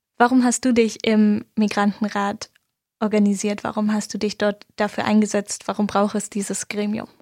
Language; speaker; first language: German; native; German